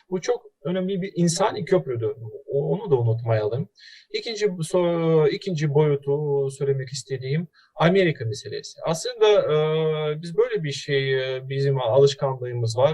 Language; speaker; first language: Turkish; non-native, fluent; Russian